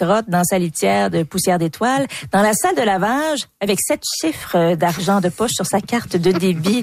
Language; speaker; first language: French; native; French